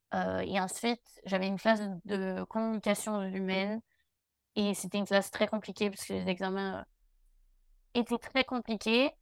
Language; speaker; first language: French; native; French